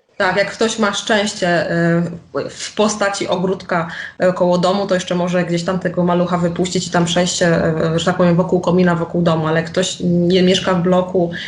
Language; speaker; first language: Polish; native; Polish